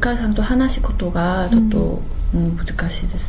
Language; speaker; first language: Japanese; non-native, learner; Korean